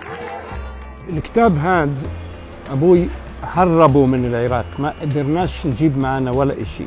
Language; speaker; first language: Arabic; early bilingual, heritage; Arabic